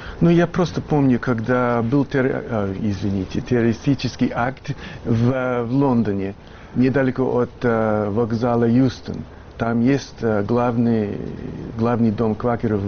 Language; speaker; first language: Russian; non-native, fluent; English